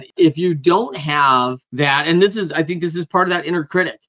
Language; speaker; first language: English; native; English